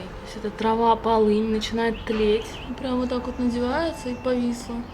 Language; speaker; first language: Russian; native; Russian